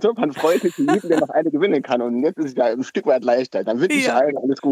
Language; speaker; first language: German; native; German